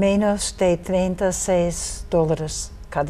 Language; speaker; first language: Spanish; non-native, learner; English